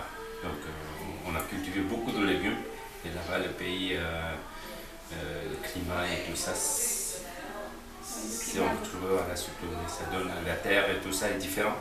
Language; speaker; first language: French; non-native, learner; Korean